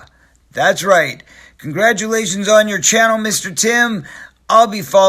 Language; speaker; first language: English; native; English